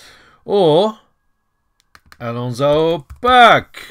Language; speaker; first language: French; non-native, fluent; English